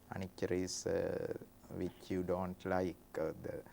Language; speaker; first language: English; non-native, local second language; Sinhala